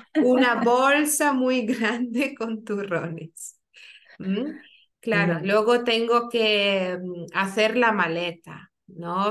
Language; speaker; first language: Spanish; non-native, fluent; Lithuanian